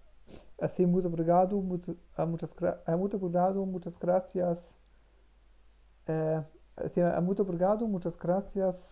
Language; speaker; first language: Portuguese; non-native, learner; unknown